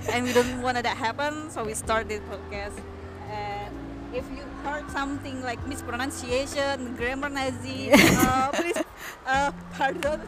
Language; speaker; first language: English; non-native, fluent; Malay